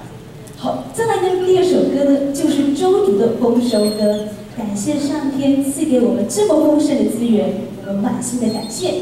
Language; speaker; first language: Chinese; native; Chinese